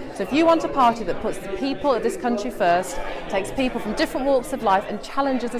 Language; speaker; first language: English; native; English